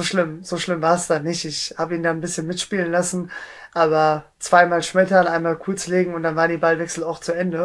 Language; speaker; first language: German; native; German